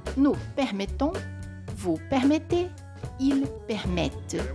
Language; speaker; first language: French; non-native, fluent; Portuguese